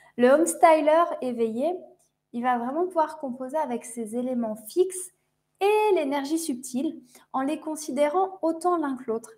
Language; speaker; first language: French; native; French